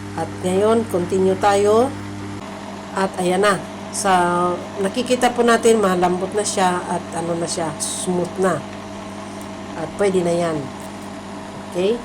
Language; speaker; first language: Filipino; native; Filipino